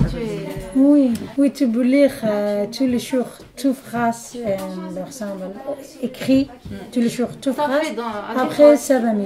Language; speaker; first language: French; non-native, learner; Somali